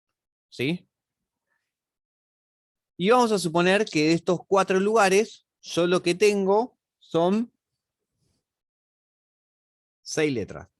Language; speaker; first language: Spanish; native; Spanish